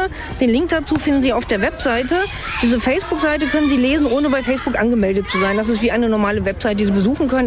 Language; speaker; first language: German; native; German